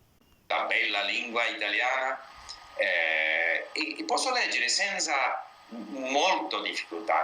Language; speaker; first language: Italian; non-native, learner; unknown